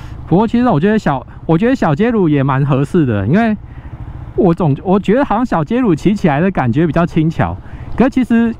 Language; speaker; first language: Chinese; native; Chinese